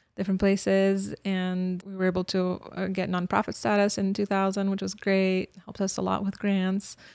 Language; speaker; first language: English; early bilingual, other home language; Bosnian